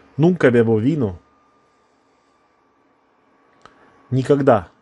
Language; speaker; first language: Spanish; non-native, fluent; Russian